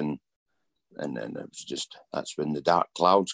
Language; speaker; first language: English; native; English